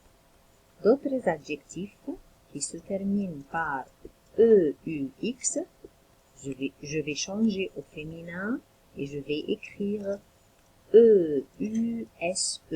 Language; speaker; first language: French; non-native, local second language; Arabic